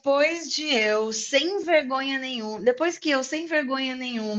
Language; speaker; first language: Portuguese; non-native, fluent; English